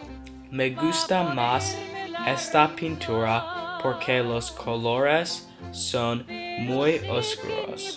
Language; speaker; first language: Spanish; non-native, learner; English